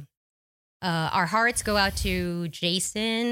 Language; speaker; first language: English; non-native, local second language; Filipino